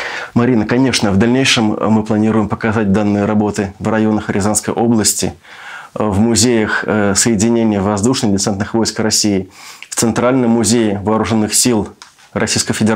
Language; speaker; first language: Russian; native; Russian